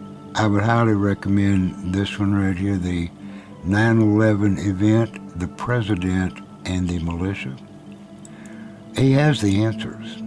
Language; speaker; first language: English; native; English